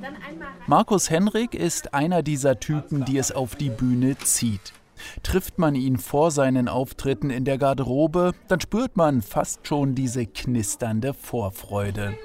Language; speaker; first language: German; native; German